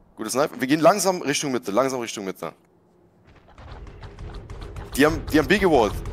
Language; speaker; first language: German; native; German